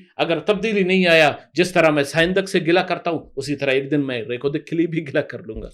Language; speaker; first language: Urdu; non-native, local second language; Baluchi